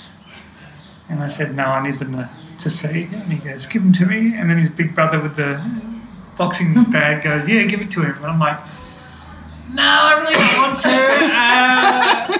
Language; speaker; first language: English; native; English